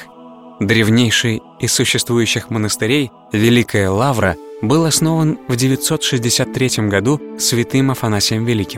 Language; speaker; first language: Russian; native; Russian